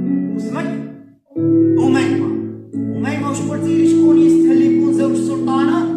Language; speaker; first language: Arabic; native; Arabic